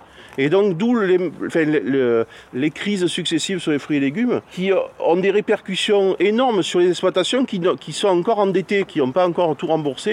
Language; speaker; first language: French; native; French